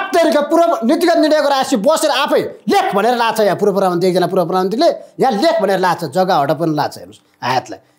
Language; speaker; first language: Nepali; native; Nepali